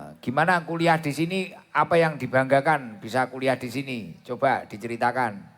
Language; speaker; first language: Indonesian; non-native, local second language; Javanese